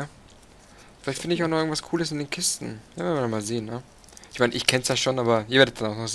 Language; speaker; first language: German; native; German